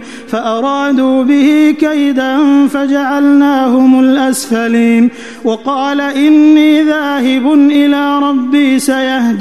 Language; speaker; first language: Arabic; native; Arabic